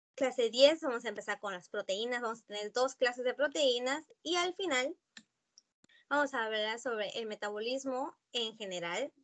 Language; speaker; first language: Spanish; non-native, fluent; Japanese